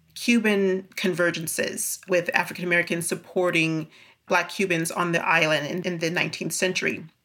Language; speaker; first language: English; native; English